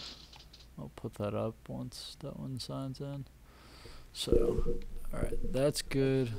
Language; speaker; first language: English; native; English